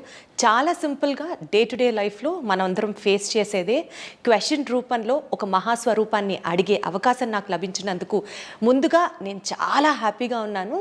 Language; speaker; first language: Telugu; native; Telugu